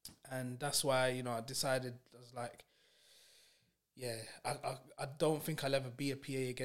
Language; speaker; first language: English; native; English